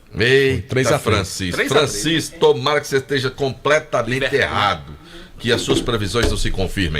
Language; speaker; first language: Portuguese; native; Portuguese